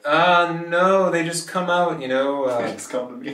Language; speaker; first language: English; native; English